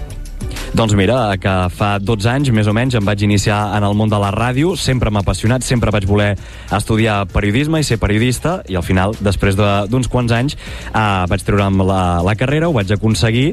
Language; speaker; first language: Catalan; native; Catalan